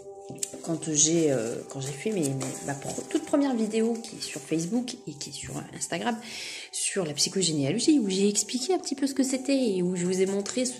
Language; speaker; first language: French; native; French